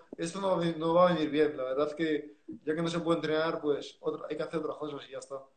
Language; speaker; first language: Spanish; early bilingual, other home language; French